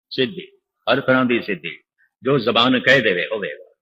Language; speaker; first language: Hindi; non-native, local second language; Punjabi